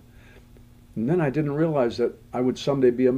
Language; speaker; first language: English; native; English